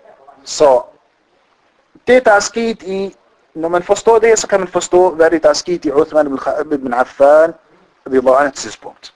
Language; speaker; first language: Danish; non-native, fluent; Arabic